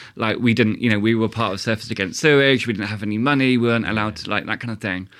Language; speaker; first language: English; native; English